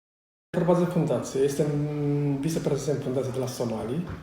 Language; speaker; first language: Polish; non-native, fluent; Somali